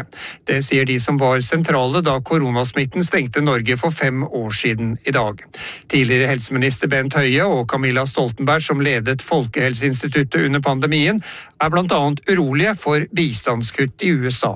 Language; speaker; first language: Norwegian; native; Norwegian